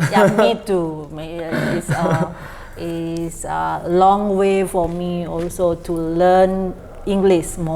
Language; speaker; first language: English; non-native, fluent; Indonesian